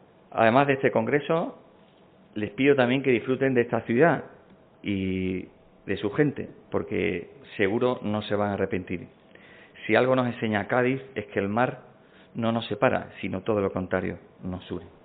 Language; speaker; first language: Spanish; native; Spanish